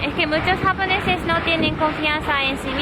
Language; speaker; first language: Spanish; non-native, learner; Japanese